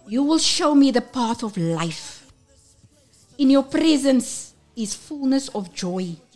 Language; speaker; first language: English; non-native, local second language; Afrikaans